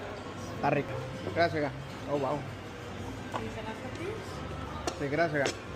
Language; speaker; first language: Spanish; native; Spanish